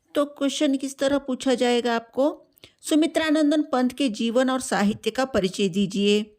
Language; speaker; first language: Hindi; non-native, local second language; Telugu